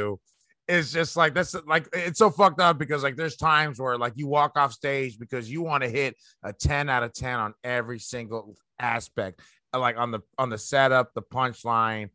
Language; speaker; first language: English; early bilingual, other home language; Spanish